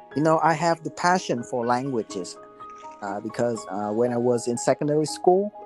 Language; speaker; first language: English; non-native, learner; Vietnamese